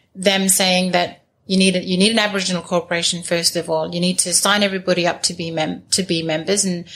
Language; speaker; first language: English; native; English